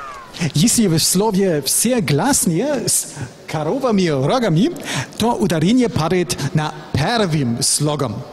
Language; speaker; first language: Russian; non-native, fluent; German